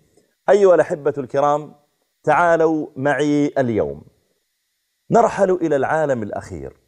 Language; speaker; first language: Arabic; native; Arabic